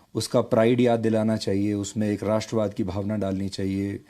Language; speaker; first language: Hindi; native; Hindi